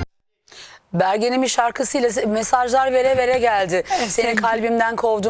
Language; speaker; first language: Turkish; native; Turkish